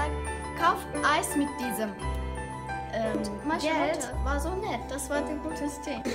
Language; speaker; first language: German; non-native, learner; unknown